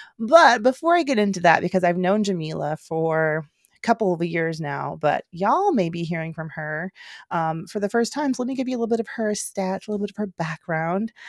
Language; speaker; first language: English; native; English